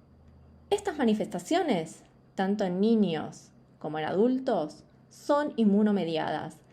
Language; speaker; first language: Spanish; native; Spanish